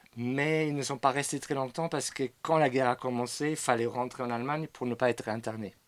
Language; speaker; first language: French; non-native, fluent; German